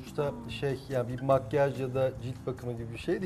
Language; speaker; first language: Turkish; native; Turkish